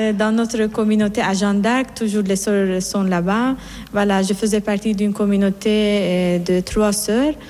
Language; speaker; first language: French; non-native, fluent; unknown